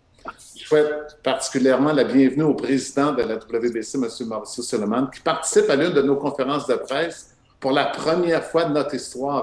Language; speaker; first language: French; native; French